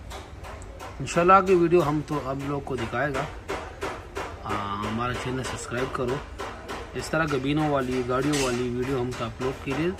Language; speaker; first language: Hindi; non-native, fluent; Pashto